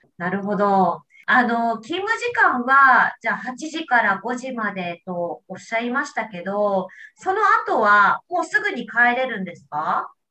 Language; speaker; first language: Japanese; native; Japanese